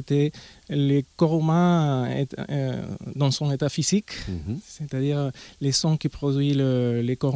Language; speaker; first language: French; non-native, fluent; Spanish